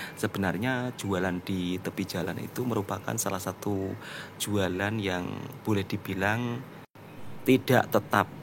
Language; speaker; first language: Indonesian; native; Indonesian